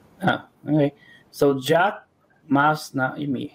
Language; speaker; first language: Polish; non-native, learner; Portuguese